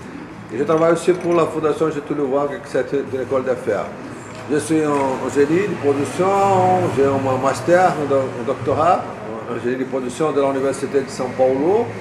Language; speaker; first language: French; non-native, fluent; Portuguese